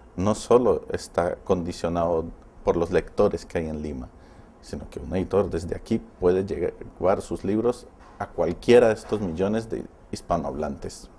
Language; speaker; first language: Spanish; native; Spanish